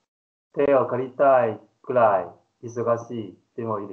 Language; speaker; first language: Japanese; non-native, learner; Chinese